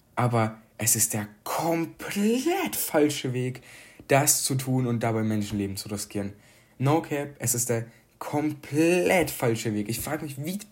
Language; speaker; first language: German; early bilingual, other home language; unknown